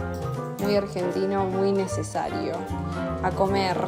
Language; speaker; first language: Spanish; native; Spanish